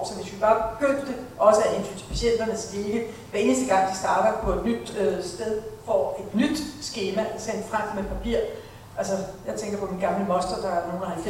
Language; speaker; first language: Danish; native; Danish